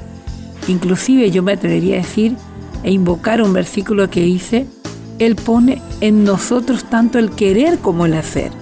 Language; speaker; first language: Spanish; native; Spanish